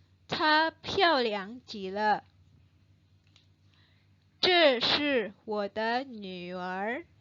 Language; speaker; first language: Chinese; non-native, fluent; Indonesian